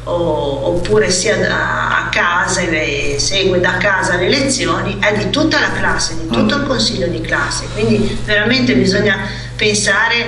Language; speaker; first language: Italian; native; Italian